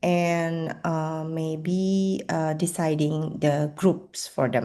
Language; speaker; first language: English; non-native, fluent; Indonesian